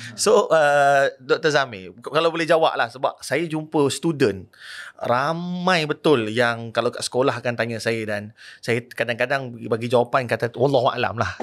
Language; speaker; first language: Malay; native; Malay